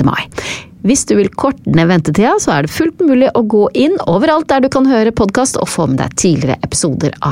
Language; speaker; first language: Norwegian; native; Norwegian